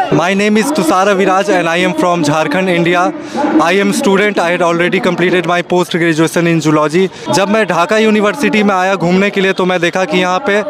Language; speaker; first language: Hindi; native; Hindi